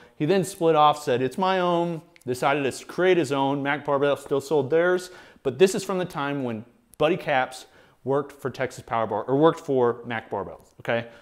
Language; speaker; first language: English; native; English